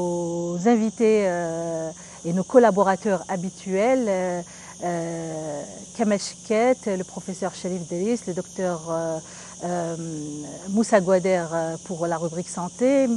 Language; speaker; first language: French; non-native, local second language; Arabic